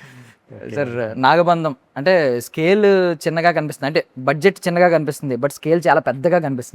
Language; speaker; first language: Telugu; native; Telugu